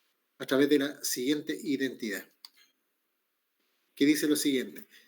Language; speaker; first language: Spanish; native; Spanish